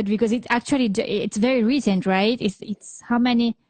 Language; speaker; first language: English; non-native, fluent; Italian